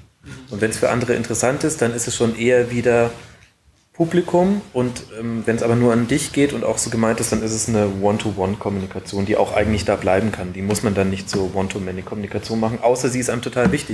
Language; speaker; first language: German; native; German